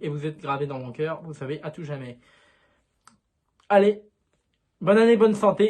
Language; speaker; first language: French; native; French